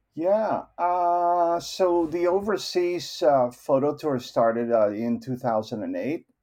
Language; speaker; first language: English; non-native, local second language; Filipino